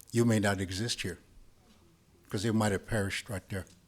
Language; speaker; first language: English; early bilingual, other home language; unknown